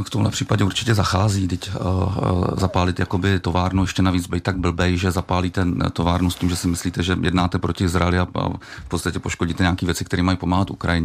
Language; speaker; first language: Czech; native; Czech